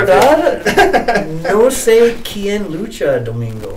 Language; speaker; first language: Spanish; non-native, learner; English